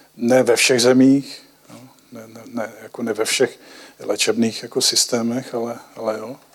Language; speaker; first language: Czech; native; Czech